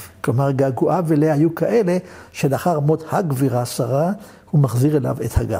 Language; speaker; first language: Hebrew; native; Hebrew